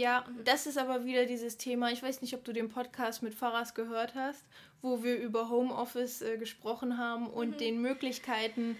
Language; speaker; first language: German; native; German